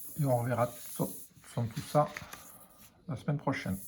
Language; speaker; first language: French; native; French